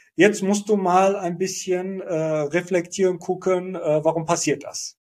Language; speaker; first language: German; native; German